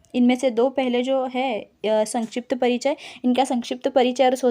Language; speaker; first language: Hindi; non-native, local second language; Marathi